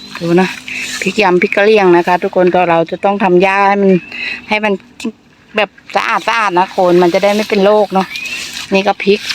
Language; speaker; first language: Thai; non-native, local second language; Northeastern Thai